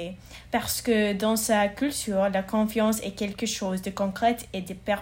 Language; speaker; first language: French; non-native, learner; English